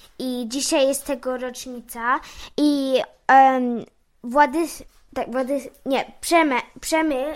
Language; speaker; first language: Polish; early bilingual, heritage; Polish